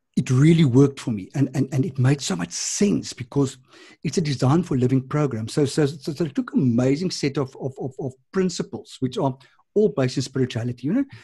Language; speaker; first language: English; non-native, local second language; Afrikaans